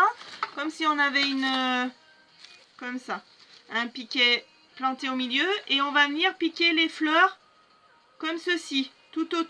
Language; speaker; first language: French; native; French